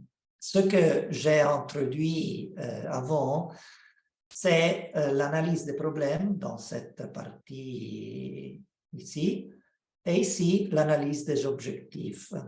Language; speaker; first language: French; non-native, fluent; Italian